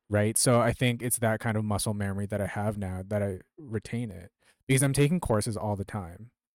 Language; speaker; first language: English; early bilingual, other home language; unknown